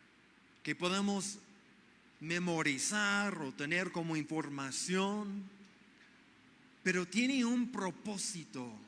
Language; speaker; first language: Spanish; non-native, fluent; English